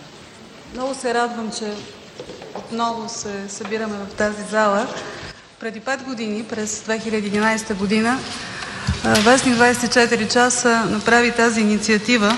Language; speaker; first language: Bulgarian; native; Bulgarian